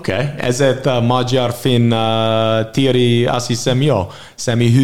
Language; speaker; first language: Hungarian; non-native, learner; English